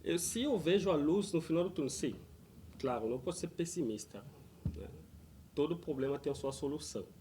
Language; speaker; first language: Portuguese; non-native, fluent; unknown